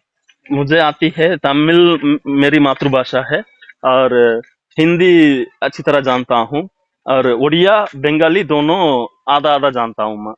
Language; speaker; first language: Hindi; non-native, local second language; Tamil